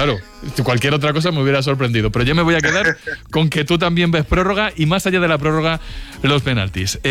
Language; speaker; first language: Spanish; native; Spanish